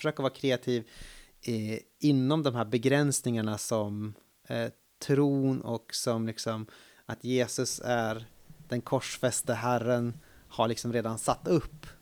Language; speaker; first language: Swedish; native; Swedish